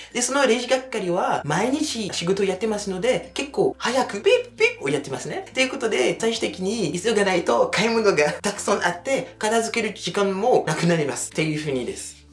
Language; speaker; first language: Japanese; non-native, fluent; French